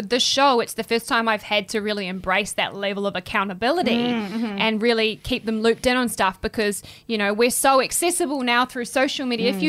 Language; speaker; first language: English; native; English